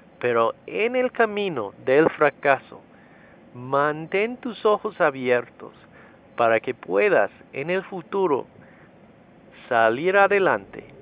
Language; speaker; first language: Spanish; non-native, fluent; English